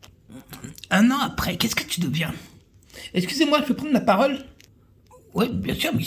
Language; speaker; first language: French; native; French